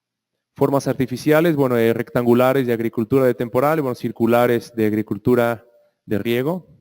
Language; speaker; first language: Spanish; native; Spanish